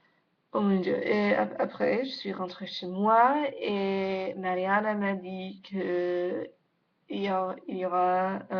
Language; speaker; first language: French; non-native, learner; English